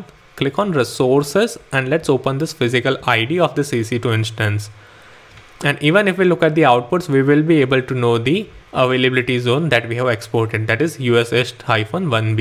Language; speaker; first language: English; non-native, local second language; Hindi